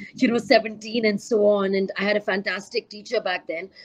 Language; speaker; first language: English; non-native, local second language; Urdu